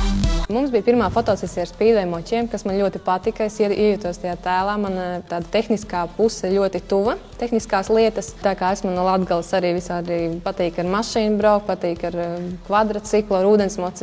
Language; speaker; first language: Latvian; native; Latvian